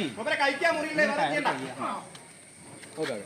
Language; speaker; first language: Malayalam; native; Malayalam